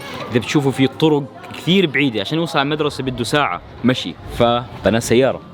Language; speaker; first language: Arabic; native; Arabic